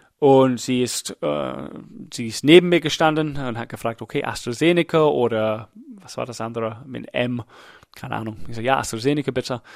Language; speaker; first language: German; non-native, fluent; English